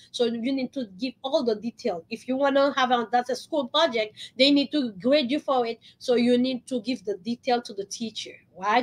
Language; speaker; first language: English; non-native, fluent; Haitian Creole